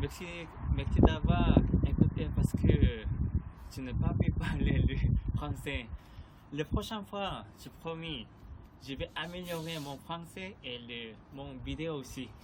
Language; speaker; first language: French; non-native, learner; Korean